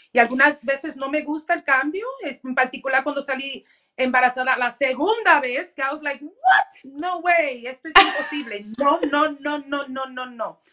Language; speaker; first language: Spanish; early bilingual, heritage; Spanish